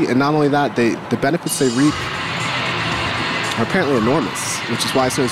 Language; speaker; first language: English; native; English